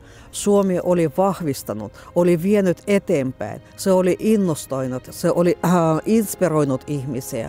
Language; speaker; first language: Finnish; non-native, fluent; Russian